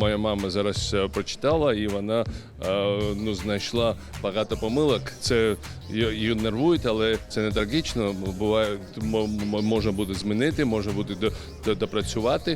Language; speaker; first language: Ukrainian; non-native, learner; Georgian